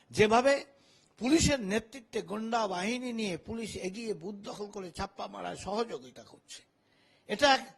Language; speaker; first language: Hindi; non-native, local second language; Bangla